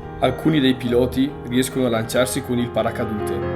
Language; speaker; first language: Italian; native; Italian